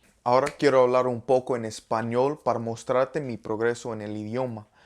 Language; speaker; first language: Spanish; non-native, learner; English